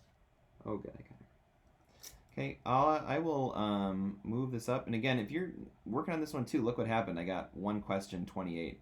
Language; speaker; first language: English; native; English